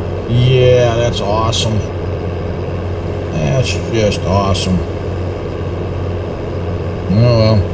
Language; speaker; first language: English; native; English